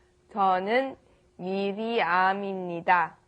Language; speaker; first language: Korean; non-native, learner; Italian